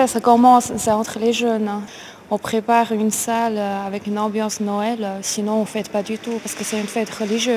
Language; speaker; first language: French; non-native, fluent; Chinese